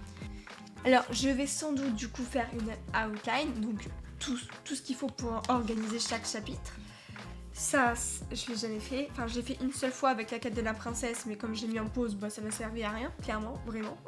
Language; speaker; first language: French; native; French